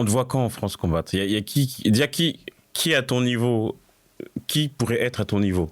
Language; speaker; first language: French; native; French